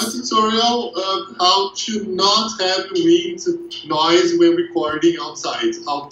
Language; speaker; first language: English; non-native, fluent; Portuguese